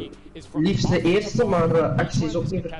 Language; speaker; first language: Dutch; native; Dutch